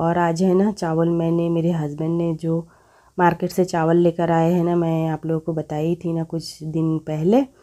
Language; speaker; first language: Hindi; non-native, local second language; Bangla